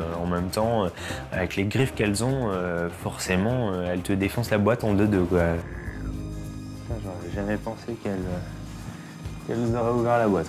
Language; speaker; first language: French; native; French